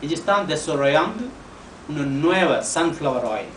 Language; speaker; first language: Spanish; non-native, learner; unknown